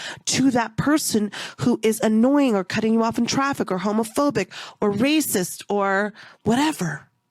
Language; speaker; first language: English; native; English